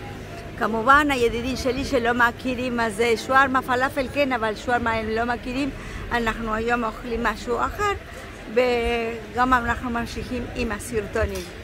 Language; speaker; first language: Hebrew; non-native, learner; Spanish